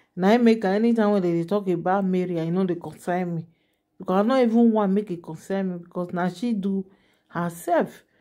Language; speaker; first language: Nigerian Pidgin; non-native, local second language; Yoruba